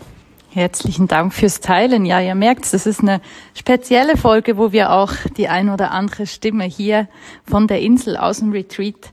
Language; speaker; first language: German; native; German